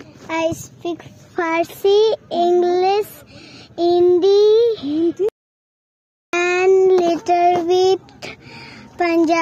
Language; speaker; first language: English; non-native, learner; Persian